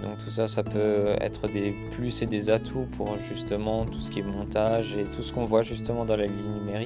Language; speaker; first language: French; native; French